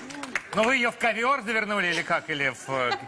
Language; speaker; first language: Russian; native; Russian